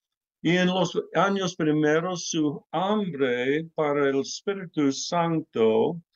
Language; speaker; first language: Spanish; non-native, learner; English